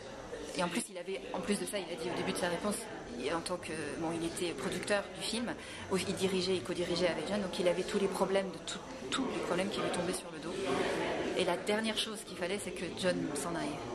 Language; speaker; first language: French; native; French